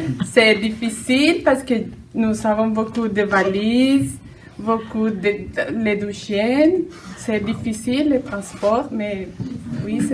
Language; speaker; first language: French; non-native, learner; Spanish